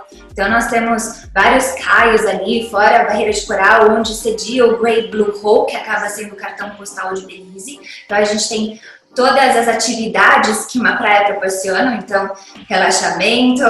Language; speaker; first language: Portuguese; native; Portuguese